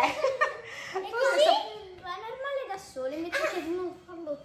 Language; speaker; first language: Italian; native; Italian